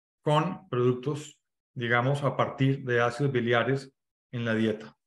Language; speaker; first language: Spanish; native; Spanish